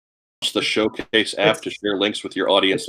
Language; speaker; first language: English; native; English